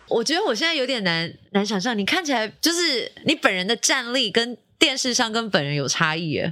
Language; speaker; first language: Chinese; native; Chinese